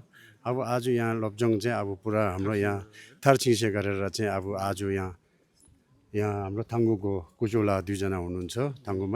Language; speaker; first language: Nepali; non-native, local second language; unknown